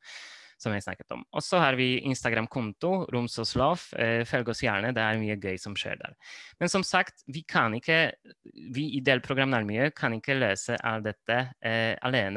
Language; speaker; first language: Norwegian; non-native, fluent; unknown